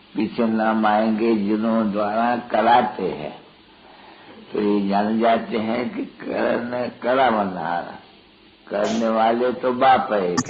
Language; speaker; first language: Urdu; non-native, local second language; Sindhi